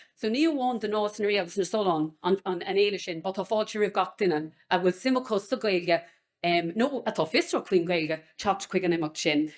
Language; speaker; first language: Irish; non-native, local second language; English